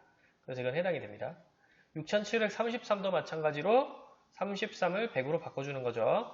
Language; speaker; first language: Korean; native; Korean